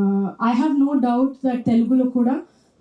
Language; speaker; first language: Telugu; non-native, fluent; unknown